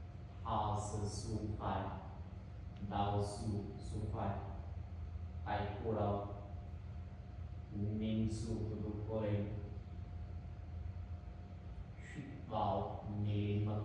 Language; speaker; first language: Vietnamese; non-native, learner; Indonesian